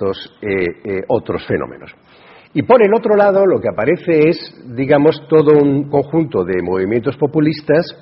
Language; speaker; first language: Spanish; native; Spanish